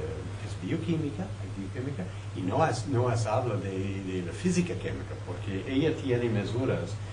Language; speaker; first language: Spanish; non-native, fluent; French